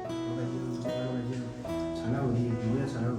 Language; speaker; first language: Chinese; native; Chinese